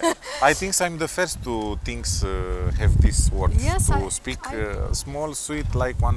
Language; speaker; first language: English; non-native, learner; Romanian